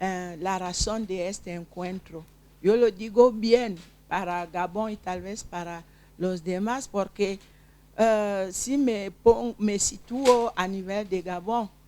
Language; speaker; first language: Spanish; non-native, fluent; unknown